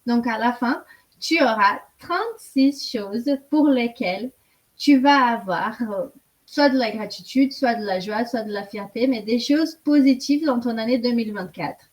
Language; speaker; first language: French; non-native, fluent; Portuguese